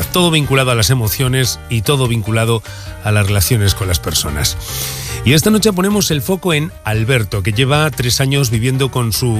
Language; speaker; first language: Spanish; native; Spanish